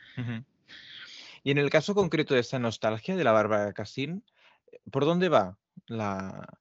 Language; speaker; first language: Spanish; non-native, local second language; Catalan